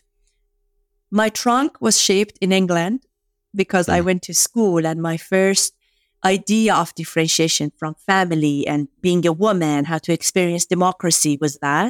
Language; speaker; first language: English; non-native, fluent; Persian